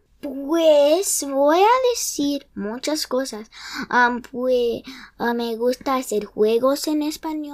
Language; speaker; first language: Spanish; early bilingual, heritage; English